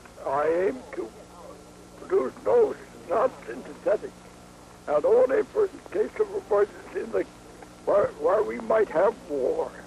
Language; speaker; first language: English; native; English